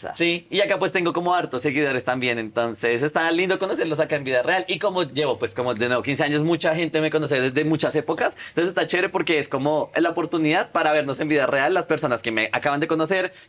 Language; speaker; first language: Spanish; native; Spanish